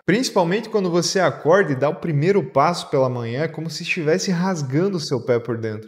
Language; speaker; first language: Portuguese; native; Portuguese